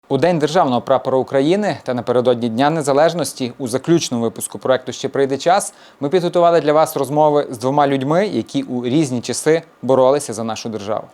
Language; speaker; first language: Ukrainian; native; Ukrainian